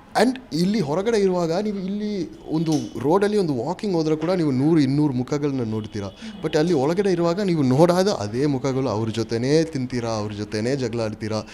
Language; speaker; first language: Kannada; non-native, fluent; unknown